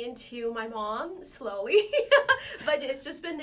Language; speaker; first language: English; non-native, local second language; Malayalam